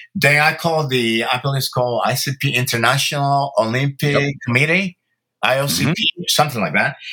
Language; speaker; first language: English; early bilingual, other home language; Spanish